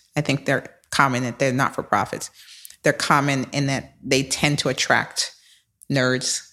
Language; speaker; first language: English; native; English